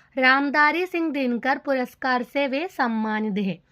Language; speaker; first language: Hindi; non-native, local second language; Malayalam